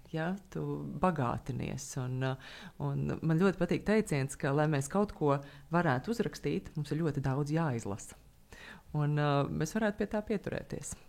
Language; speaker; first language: Latvian; native; Latvian